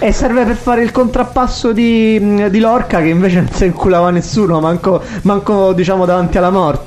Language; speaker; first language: Italian; native; Italian